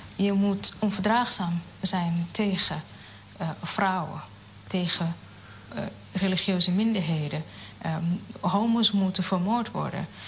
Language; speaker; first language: Dutch; non-native, fluent; Somali